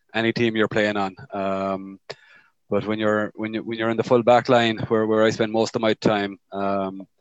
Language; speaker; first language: English; native; English